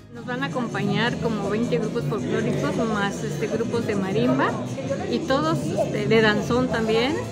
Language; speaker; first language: Spanish; native; Spanish